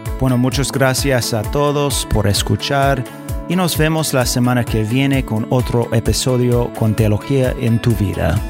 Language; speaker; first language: Spanish; non-native, fluent; English